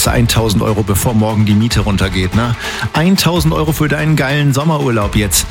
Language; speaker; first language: German; native; German